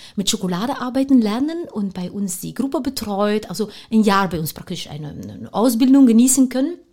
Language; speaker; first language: German; non-native, fluent; Dutch